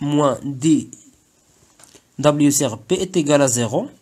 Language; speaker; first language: French; non-native, local second language; Arabic